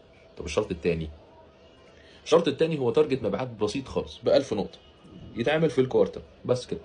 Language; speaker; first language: Arabic; native; Arabic